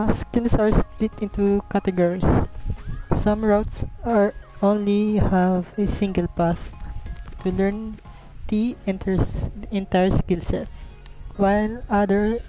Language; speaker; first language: English; non-native, local second language; Filipino